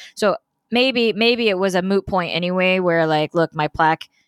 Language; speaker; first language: English; native; English